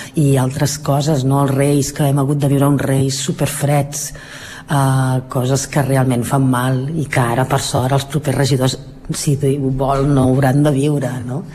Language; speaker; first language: Catalan; native; Catalan